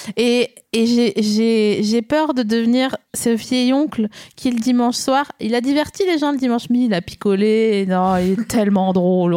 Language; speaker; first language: French; native; French